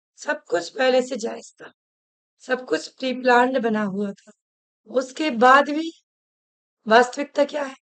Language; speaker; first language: Hindi; native; Hindi